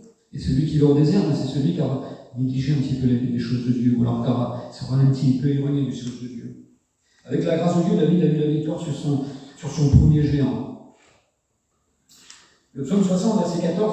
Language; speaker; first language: French; native; French